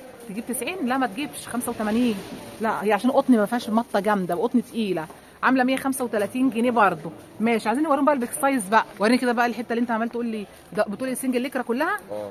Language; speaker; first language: Arabic; native; Arabic